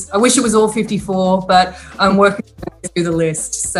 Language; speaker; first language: English; native; English